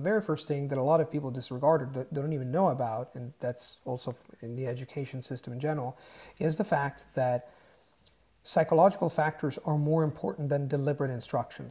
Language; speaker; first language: English; non-native, fluent; Italian